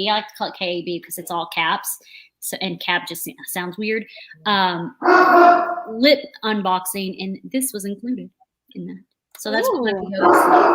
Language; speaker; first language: English; native; English